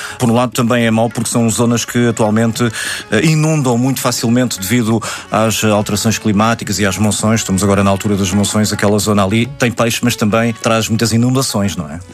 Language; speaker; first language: Portuguese; native; Portuguese